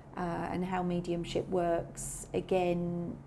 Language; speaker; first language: English; native; English